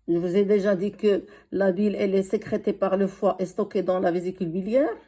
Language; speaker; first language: French; non-native, local second language; Arabic